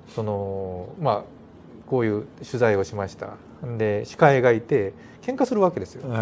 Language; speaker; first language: Japanese; native; Japanese